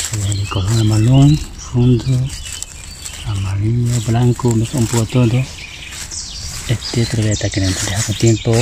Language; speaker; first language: Spanish; non-native, learner; Chinese